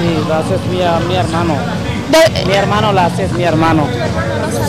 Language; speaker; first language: Spanish; non-native, learner; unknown